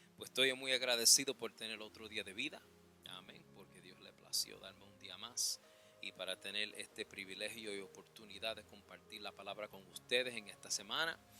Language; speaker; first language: Spanish; early bilingual, heritage; Spanish